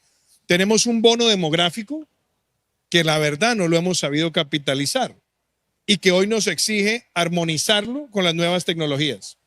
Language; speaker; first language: Spanish; native; Spanish